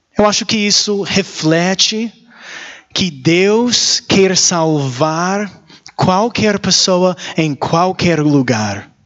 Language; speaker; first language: Portuguese; non-native, learner; English